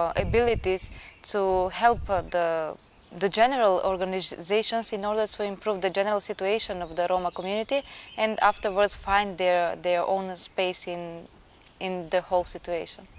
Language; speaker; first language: English; non-native, fluent; Macedonian